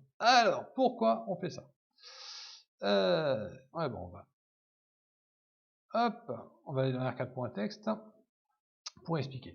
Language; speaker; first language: French; native; French